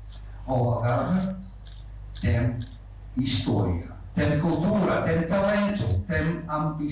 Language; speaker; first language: Portuguese; non-native, fluent; Dutch